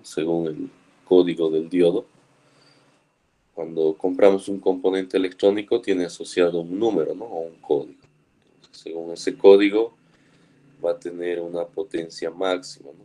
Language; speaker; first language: Spanish; native; Spanish